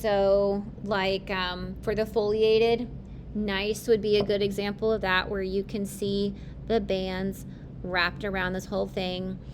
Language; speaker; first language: English; native; English